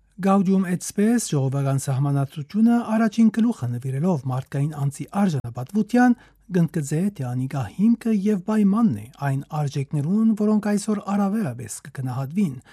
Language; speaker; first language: Armenian; native; Armenian